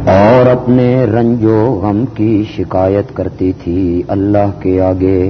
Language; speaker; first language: Urdu; non-native, local second language; Punjabi